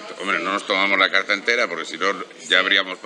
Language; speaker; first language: Spanish; native; Spanish